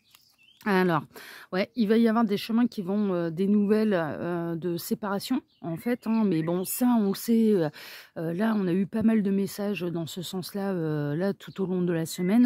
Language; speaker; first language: French; native; French